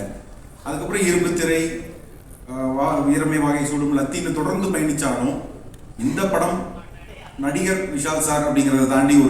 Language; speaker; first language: Tamil; native; Tamil